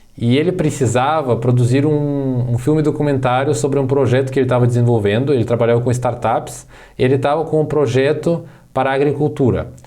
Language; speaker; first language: Portuguese; non-native, fluent; Russian